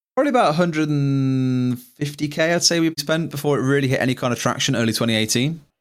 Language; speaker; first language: English; native; English